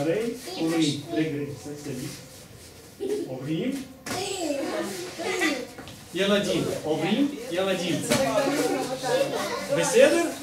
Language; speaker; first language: Hebrew; non-native, learner; Russian